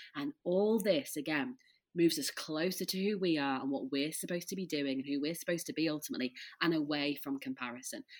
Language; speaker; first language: English; native; English